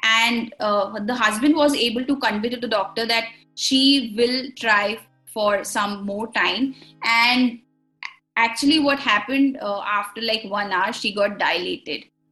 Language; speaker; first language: English; non-native, local second language; Hindi